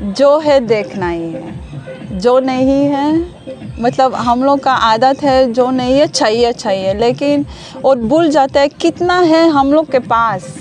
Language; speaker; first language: Hindi; non-native, learner; Hebrew